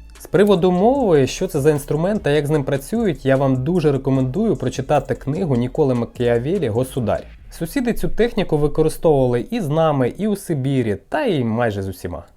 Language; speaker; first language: Ukrainian; non-native, local second language; Russian